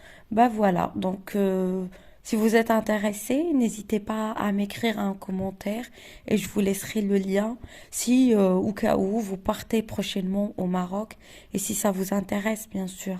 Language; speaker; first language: French; non-native, local second language; Arabic